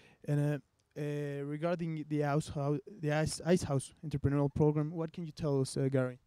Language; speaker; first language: English; non-native, fluent; Spanish